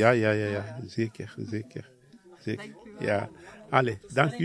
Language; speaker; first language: Dutch; non-native, learner; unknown